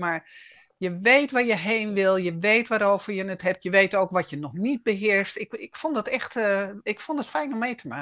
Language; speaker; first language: Dutch; native; Dutch